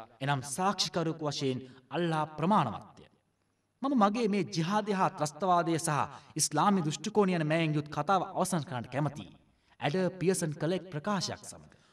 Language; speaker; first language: Sinhala; non-native, local second language; Tamil